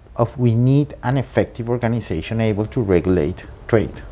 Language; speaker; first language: English; non-native, fluent; Spanish